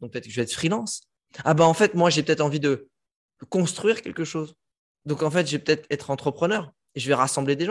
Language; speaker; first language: French; native; French